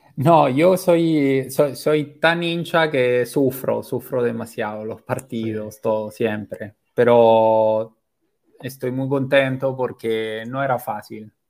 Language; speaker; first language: Spanish; non-native, fluent; Italian